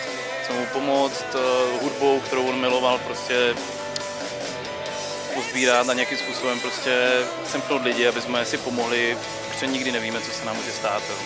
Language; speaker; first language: Czech; native; Czech